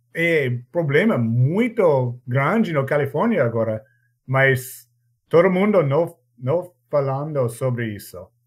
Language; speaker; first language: Portuguese; non-native, learner; English